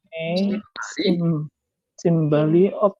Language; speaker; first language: Korean; non-native, learner; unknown